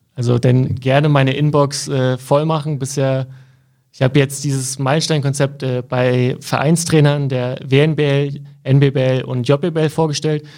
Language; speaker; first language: German; native; German